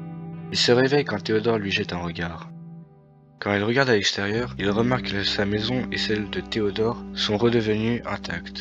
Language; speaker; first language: French; native; French